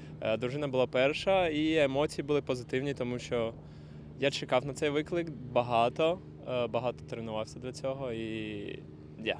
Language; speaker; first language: Ukrainian; non-native, local second language; Russian